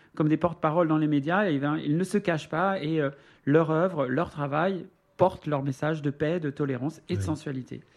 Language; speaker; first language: French; native; French